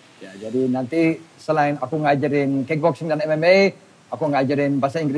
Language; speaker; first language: Indonesian; non-native, fluent; English